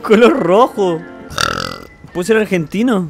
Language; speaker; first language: Spanish; native; Spanish